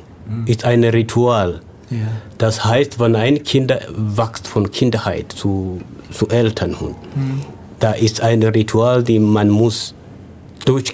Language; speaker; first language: German; non-native, fluent; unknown